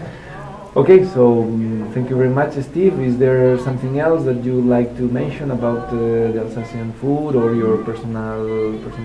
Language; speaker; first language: English; non-native, fluent; Spanish